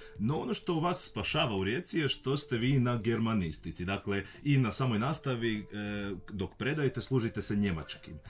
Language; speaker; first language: Croatian; native; Croatian